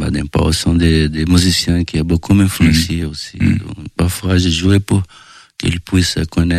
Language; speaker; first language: French; non-native, fluent; Portuguese